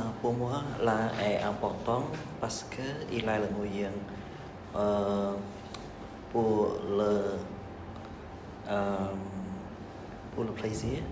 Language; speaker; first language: French; non-native, learner; Khmer